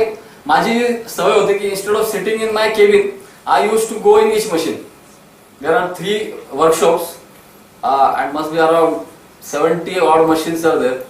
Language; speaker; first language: English; non-native, local second language; Marathi